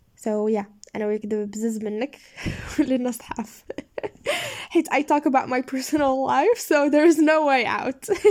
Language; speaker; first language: English; non-native, fluent; Arabic